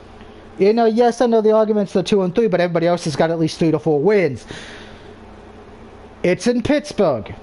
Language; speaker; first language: English; native; English